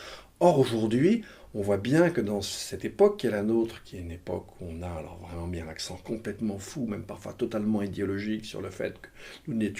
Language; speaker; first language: French; native; French